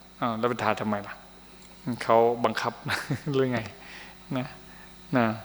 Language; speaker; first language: Thai; native; Thai